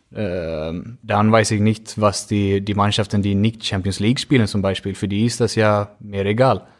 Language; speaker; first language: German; non-native, fluent; Swedish